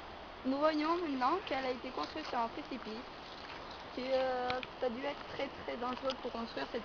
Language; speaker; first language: French; native; French